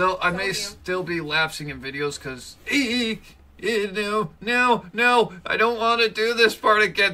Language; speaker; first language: English; native; English